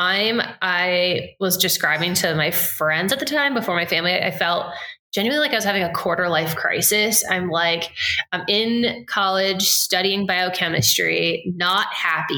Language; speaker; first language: English; native; English